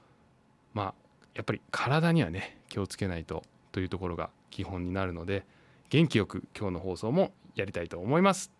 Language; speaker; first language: Japanese; native; Japanese